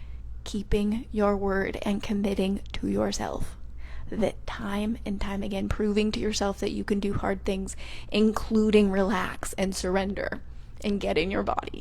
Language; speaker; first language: English; native; English